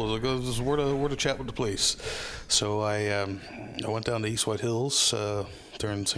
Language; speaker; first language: English; native; English